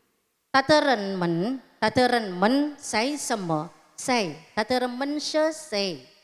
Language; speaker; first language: Chinese; non-native, learner; Indonesian